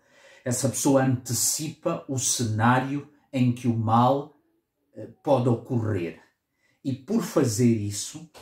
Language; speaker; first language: Portuguese; native; Portuguese